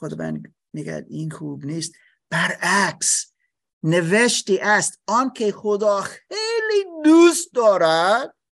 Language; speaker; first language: Persian; non-native, learner; English